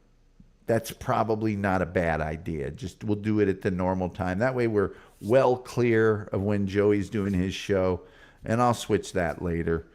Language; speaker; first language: English; native; English